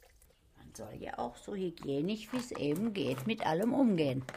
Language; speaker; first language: German; native; German